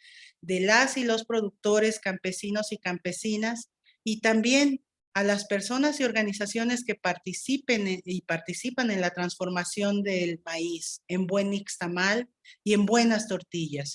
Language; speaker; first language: Spanish; native; Spanish